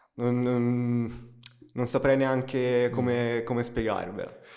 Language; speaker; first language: Italian; early bilingual, other home language; Russian